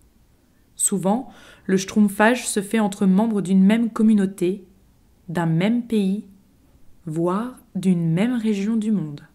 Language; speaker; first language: French; native; French